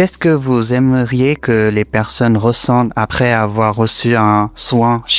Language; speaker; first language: French; native; French